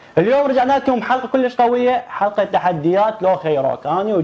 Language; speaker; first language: Arabic; native; Arabic